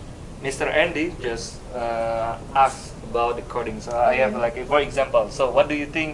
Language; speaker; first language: English; non-native, learner; Indonesian